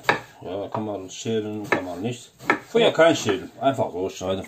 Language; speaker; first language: German; non-native, learner; Turkish